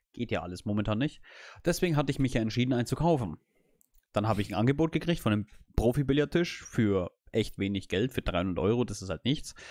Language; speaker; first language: German; native; German